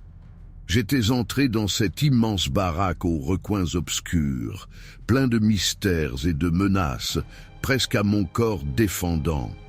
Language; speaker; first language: French; native; French